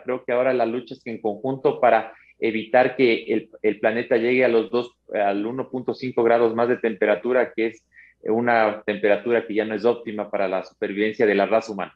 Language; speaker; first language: Spanish; native; Spanish